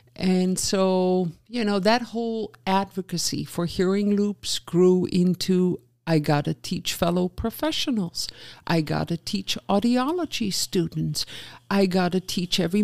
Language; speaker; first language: English; non-native, fluent; Dutch